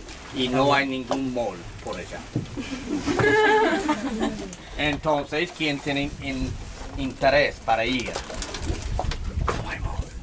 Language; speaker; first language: Spanish; non-native, learner; English